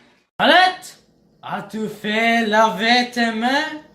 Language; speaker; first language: French; non-native, learner; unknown